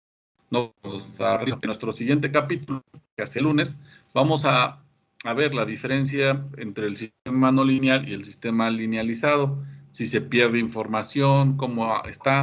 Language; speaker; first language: Spanish; native; Spanish